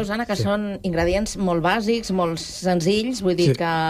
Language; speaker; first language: Catalan; native; Catalan